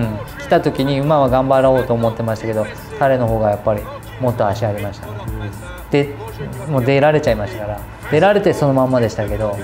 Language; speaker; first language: Japanese; native; Japanese